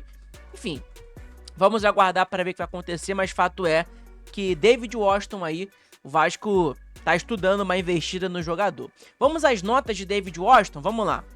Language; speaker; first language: Portuguese; native; Portuguese